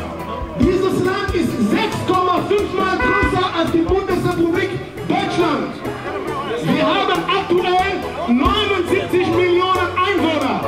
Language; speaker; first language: German; non-native, fluent; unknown